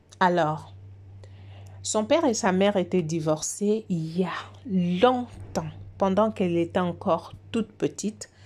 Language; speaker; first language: French; non-native, local second language; Lingala